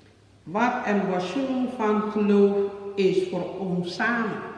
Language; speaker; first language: Dutch; non-native, learner; Indonesian